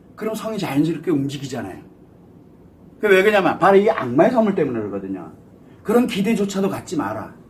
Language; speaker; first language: Korean; native; Korean